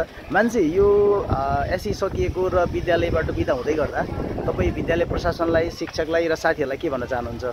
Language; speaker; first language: Nepali; native; Nepali